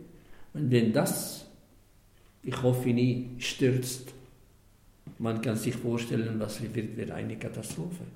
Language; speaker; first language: German; non-native, fluent; Arabic